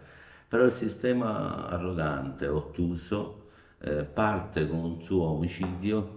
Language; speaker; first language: Italian; native; Italian